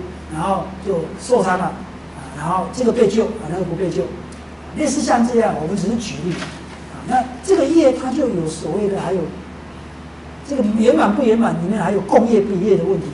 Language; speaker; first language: Chinese; native; Chinese